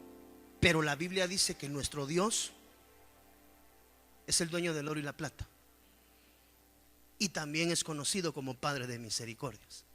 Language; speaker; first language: Spanish; native; Spanish